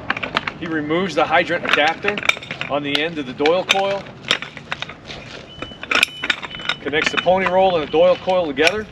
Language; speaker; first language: English; native; English